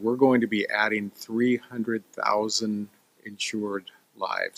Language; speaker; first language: English; native; English